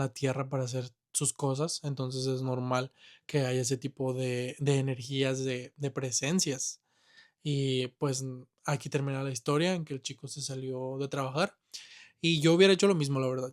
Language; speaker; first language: Spanish; native; Spanish